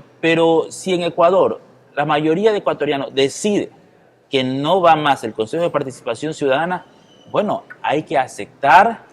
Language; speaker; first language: Spanish; native; Spanish